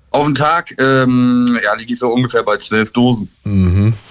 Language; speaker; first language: German; native; German